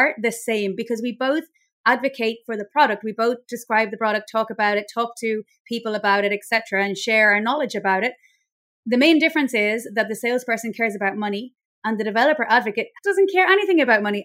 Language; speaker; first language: English; native; English